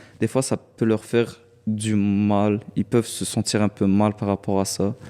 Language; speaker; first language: French; early bilingual, other home language; Arabic